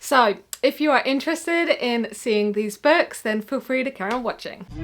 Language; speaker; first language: English; native; English